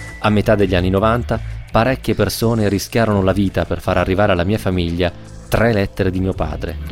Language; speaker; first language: Italian; native; Italian